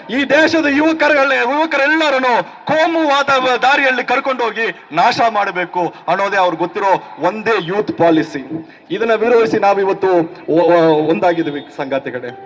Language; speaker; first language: Kannada; non-native, local second language; Tamil